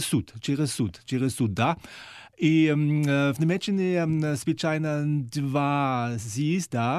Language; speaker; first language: Ukrainian; non-native, fluent; German